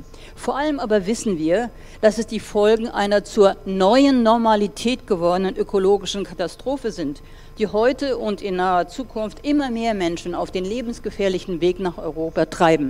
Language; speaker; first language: German; native; German